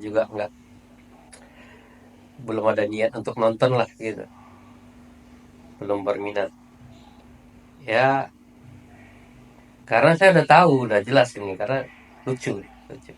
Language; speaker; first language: Indonesian; native; Indonesian